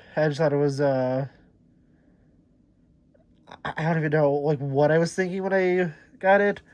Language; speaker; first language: English; native; English